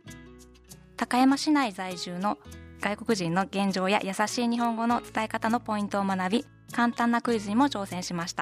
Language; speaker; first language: Japanese; native; Japanese